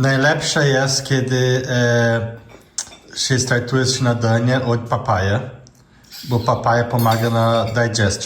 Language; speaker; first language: Polish; non-native, learner; Portuguese